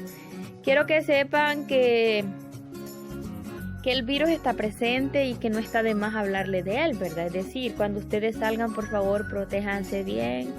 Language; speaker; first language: Spanish; native; Spanish